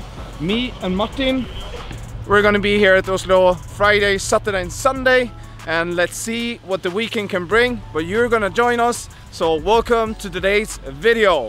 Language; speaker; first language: English; non-native, fluent; Swedish